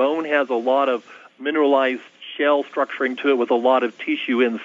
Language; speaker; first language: English; native; English